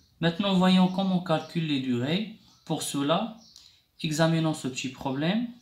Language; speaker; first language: French; non-native, local second language; Arabic